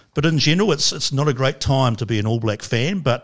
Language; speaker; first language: English; native; English